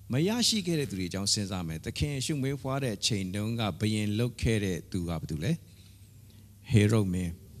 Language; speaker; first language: Burmese; non-native, local second language; Hakha Chin